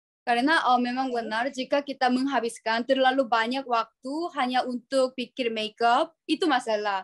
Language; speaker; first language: Indonesian; non-native, learner; Korean